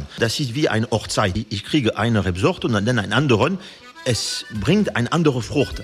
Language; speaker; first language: German; non-native, fluent; French